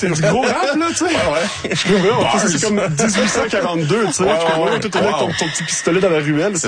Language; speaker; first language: French; native; French